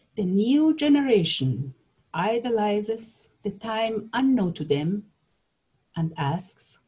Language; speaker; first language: English; non-native, learner; Persian